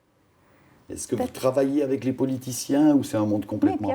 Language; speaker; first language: French; native; French